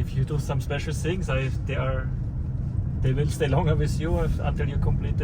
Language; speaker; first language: English; non-native, fluent; German